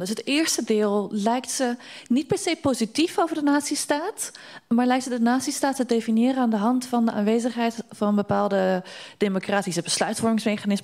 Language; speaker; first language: Dutch; native; Dutch